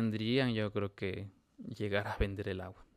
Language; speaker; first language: Spanish; native; Spanish